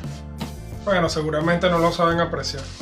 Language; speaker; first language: Spanish; native; Spanish